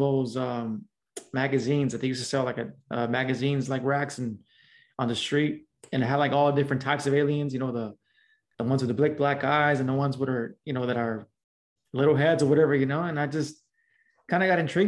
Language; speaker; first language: English; native; English